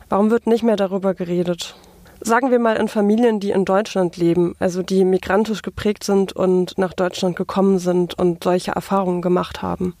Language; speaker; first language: German; native; German